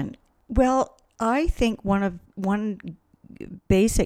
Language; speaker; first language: English; native; English